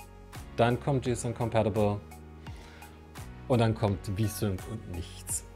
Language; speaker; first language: German; native; German